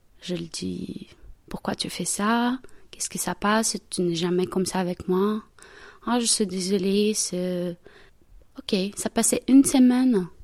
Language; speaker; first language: French; non-native, learner; Portuguese